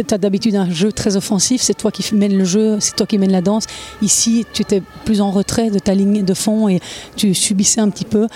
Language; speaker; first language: French; native; French